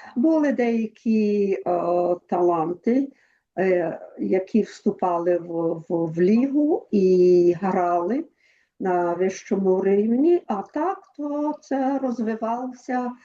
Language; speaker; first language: Ukrainian; early bilingual, other home language; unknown